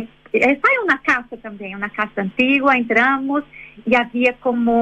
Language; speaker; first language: Spanish; non-native, fluent; Portuguese